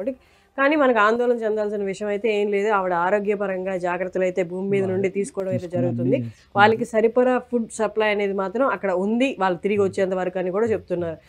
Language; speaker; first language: Telugu; native; Telugu